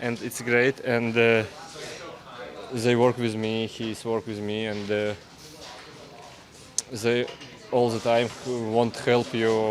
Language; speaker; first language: English; non-native, learner; Russian